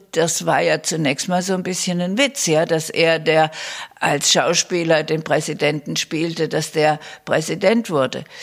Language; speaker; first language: German; native; German